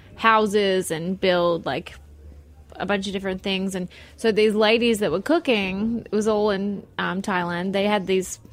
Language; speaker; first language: English; native; English